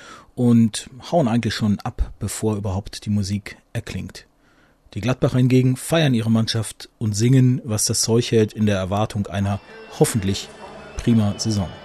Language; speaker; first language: German; native; German